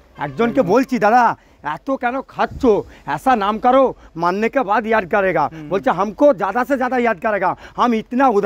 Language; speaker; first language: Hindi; non-native, local second language; Bangla